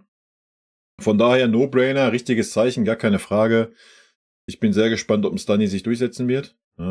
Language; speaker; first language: German; native; German